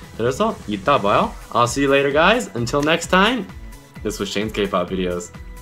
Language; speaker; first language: English; native; English